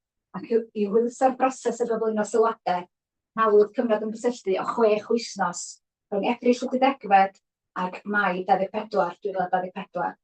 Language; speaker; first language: Welsh; native; Welsh